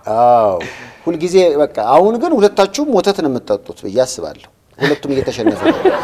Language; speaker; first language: Amharic; native; Amharic